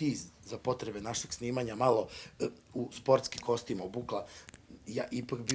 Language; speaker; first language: Bosnian; native; Bosnian